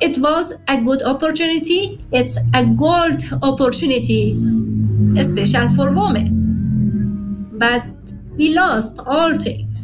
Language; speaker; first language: English; non-native, learner; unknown